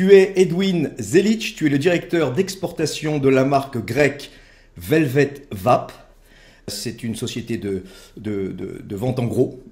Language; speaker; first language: French; native; French